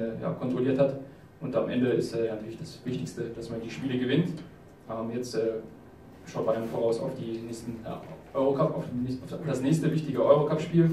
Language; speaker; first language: German; native; German